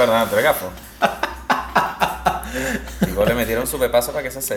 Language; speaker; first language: Spanish; native; Spanish